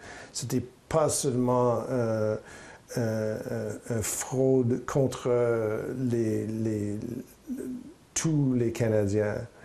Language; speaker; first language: French; non-native, local second language; English